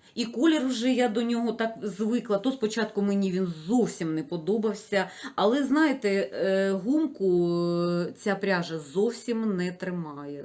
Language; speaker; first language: Ukrainian; non-native, local second language; Russian